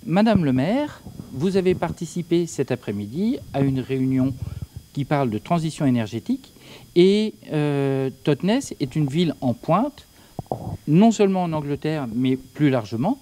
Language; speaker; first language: French; native; French